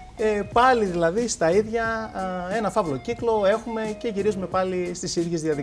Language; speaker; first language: Greek; native; Greek